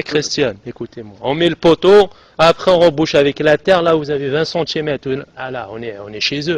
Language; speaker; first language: French; native; French